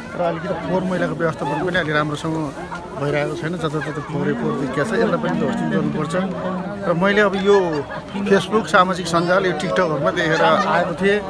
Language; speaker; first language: Nepali; native; Nepali